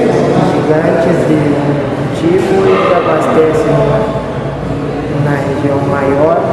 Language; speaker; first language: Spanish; non-native, learner; Portuguese